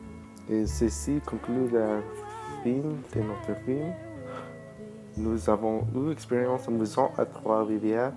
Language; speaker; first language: French; non-native, learner; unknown